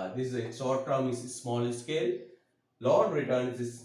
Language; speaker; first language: English; non-native, local second language; Sinhala